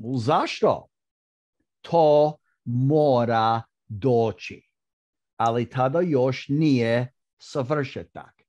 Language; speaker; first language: Croatian; early bilingual, heritage; Croatian